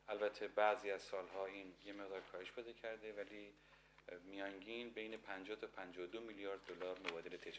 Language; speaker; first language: Persian; native; Persian